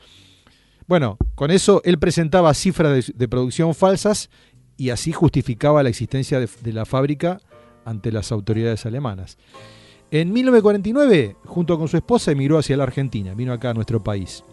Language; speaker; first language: Spanish; native; Spanish